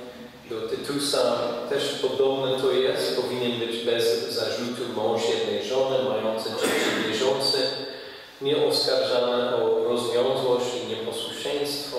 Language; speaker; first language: Polish; non-native, fluent; English